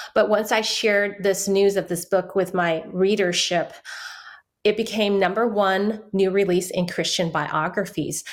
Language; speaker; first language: English; early bilingual, other home language; Chinese